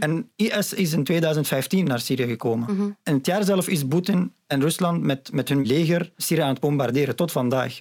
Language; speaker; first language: Dutch; non-native, fluent; Arabic